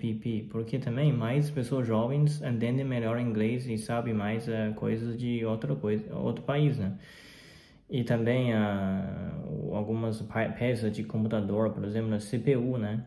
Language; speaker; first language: Portuguese; non-native, fluent; Chinese